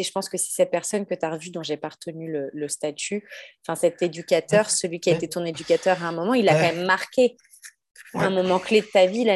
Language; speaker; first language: French; native; French